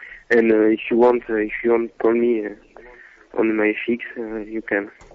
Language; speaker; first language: English; non-native, learner; French